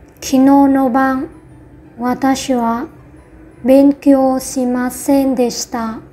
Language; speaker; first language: Japanese; non-native, fluent; Vietnamese